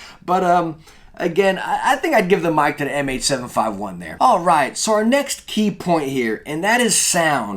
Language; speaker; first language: English; native; English